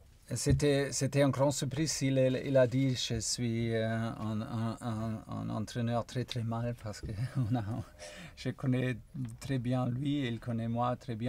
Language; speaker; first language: French; non-native, fluent; German